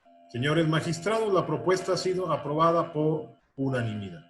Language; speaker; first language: Spanish; native; Spanish